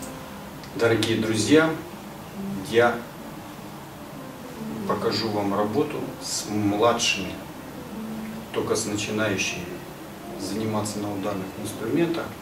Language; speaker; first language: Russian; native; Russian